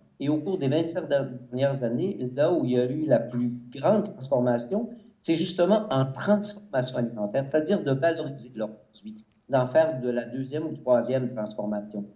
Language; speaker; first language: French; native; French